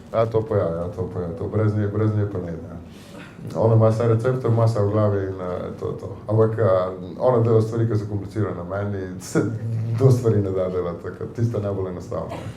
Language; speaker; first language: Slovenian; native; Slovenian